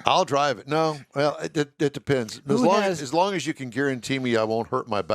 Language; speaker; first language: English; native; English